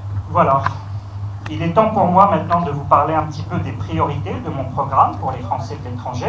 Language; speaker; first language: French; native; French